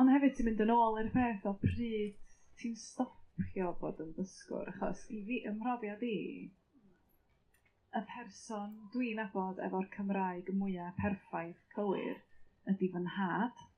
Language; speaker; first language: Welsh; native; Welsh